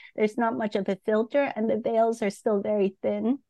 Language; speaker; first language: English; non-native, local second language; Cantonese